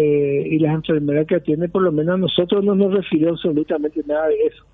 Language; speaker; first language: Spanish; native; Spanish